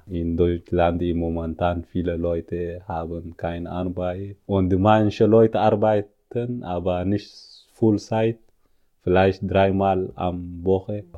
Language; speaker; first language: German; non-native, learner; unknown